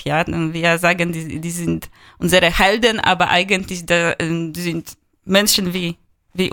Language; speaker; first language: German; non-native, fluent; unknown